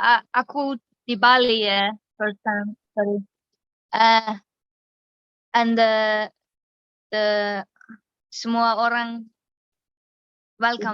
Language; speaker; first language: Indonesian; non-native, learner; Icelandic